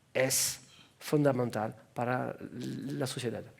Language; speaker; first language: Spanish; non-native, fluent; French